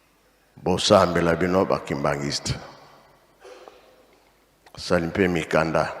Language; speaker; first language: Lingala; non-native, local second language; Kongo